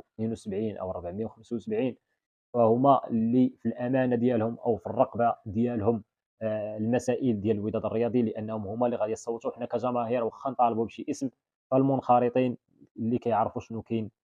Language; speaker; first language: Arabic; native; Arabic